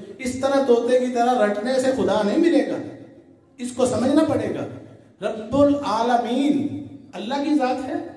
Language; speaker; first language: Urdu; non-native, local second language; Punjabi